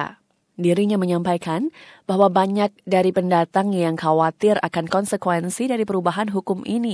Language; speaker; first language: Indonesian; native; Indonesian